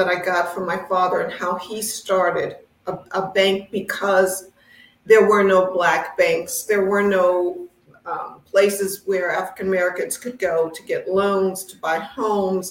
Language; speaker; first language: English; native; English